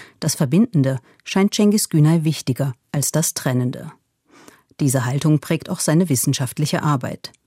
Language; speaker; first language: German; native; German